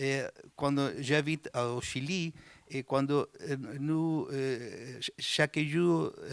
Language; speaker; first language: French; non-native, learner; Spanish